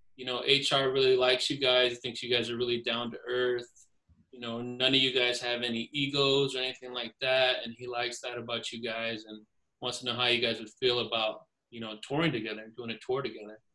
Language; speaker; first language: English; native; English